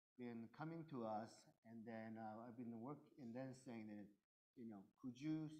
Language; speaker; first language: English; early bilingual, other home language; Korean